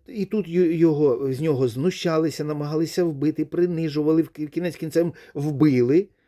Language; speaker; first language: Ukrainian; non-native, local second language; Russian